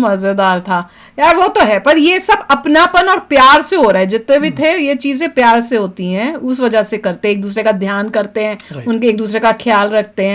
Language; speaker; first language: Hindi; native; Hindi